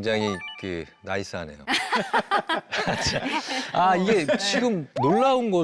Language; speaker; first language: Korean; native; Korean